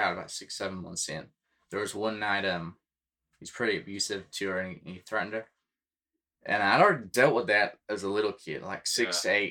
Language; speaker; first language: English; native; English